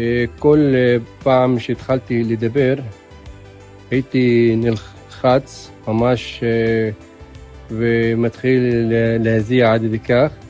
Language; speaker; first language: Hebrew; non-native, local second language; Arabic